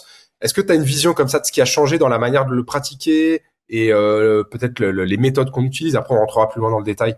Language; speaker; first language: French; native; French